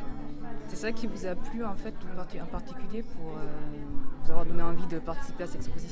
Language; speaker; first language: French; native; French